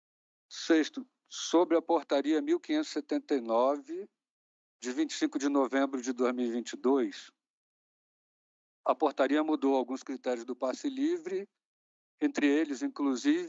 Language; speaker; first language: Portuguese; native; Portuguese